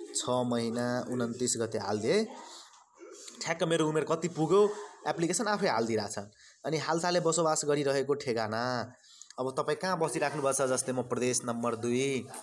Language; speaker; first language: Nepali; non-native, local second language; Maithili